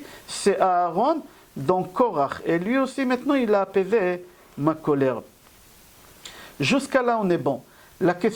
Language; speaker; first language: French; native; French